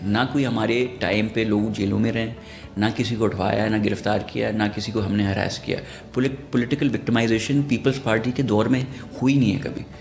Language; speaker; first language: Urdu; native; Urdu